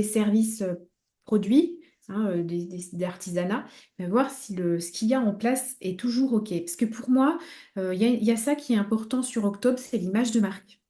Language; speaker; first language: French; native; French